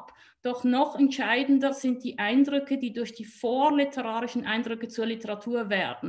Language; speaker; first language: German; native; German